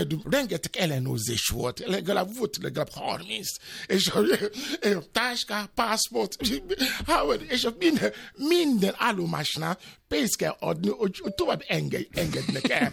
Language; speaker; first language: Hungarian; non-native, fluent; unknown